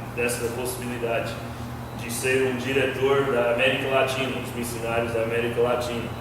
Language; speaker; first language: Portuguese; non-native, fluent; English